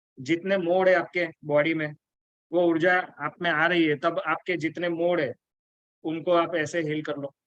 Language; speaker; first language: Hindi; native; Hindi